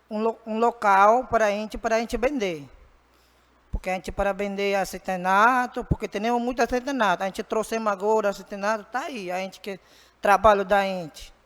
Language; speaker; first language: Portuguese; non-native, learner; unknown